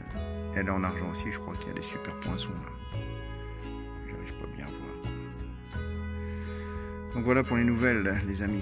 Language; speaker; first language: French; native; French